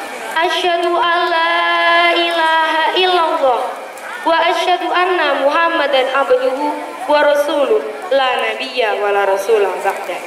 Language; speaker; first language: Arabic; non-native, learner; Indonesian